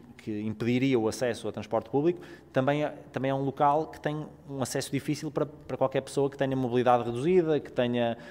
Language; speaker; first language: Portuguese; native; Portuguese